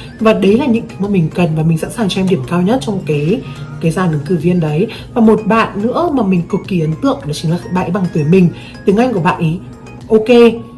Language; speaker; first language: Vietnamese; native; Vietnamese